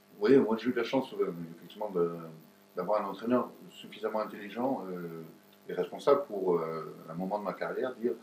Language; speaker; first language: French; native; French